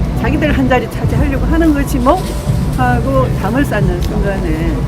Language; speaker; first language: Korean; native; Korean